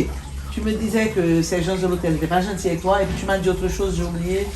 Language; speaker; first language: French; non-native, fluent; English